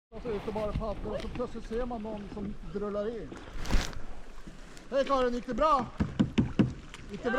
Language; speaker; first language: Swedish; native; Swedish